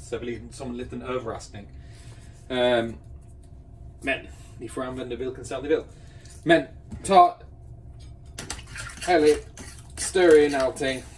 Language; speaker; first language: Swedish; non-native, fluent; English